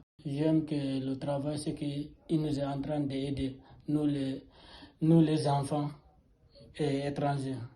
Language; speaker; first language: French; non-native, learner; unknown